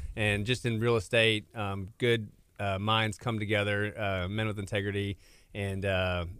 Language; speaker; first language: English; native; English